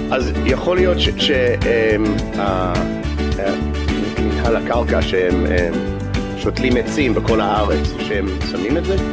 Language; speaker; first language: Hebrew; non-native, fluent; English